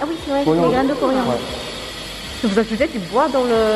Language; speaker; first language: French; non-native, fluent; Chinese